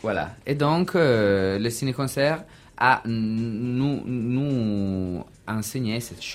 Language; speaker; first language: French; non-native, learner; Italian